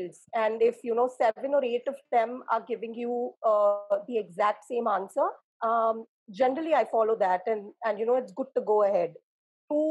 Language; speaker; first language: English; non-native, local second language; Hindi